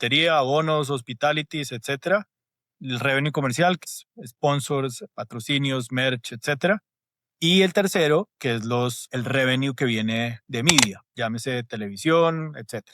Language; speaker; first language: Spanish; native; Spanish